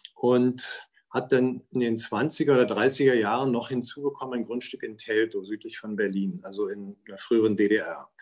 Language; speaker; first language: German; native; German